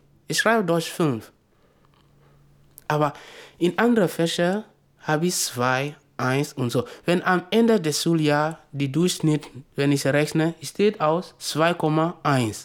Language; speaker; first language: German; non-native, fluent; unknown